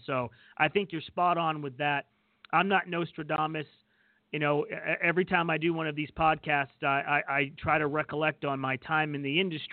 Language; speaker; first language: English; native; English